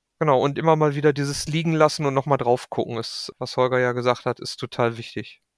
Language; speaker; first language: German; native; German